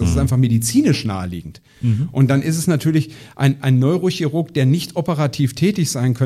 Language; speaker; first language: German; native; German